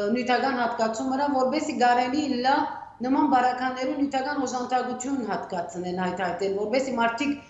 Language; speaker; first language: Armenian; early bilingual, heritage; Armenian